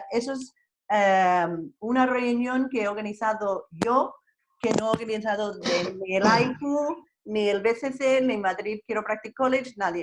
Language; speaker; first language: Spanish; non-native, fluent; English